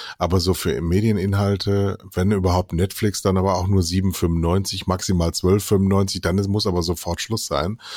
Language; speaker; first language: German; native; German